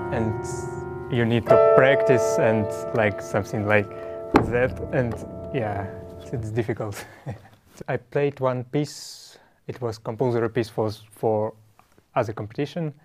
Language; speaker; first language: English; non-native, learner; Russian